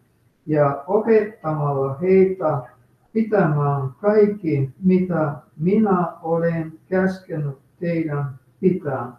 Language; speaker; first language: Finnish; non-native, fluent; Russian